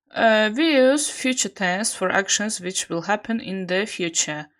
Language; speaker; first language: English; non-native, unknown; Azerbaijani